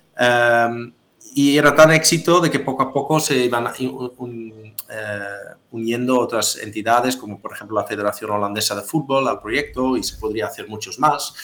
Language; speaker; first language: Spanish; non-native, fluent; Dutch